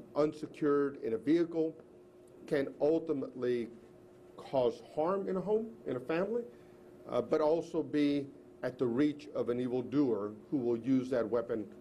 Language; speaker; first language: English; early bilingual, other home language; Spanish